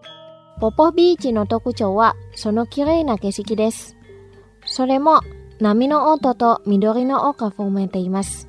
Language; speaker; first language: Japanese; non-native, fluent; Indonesian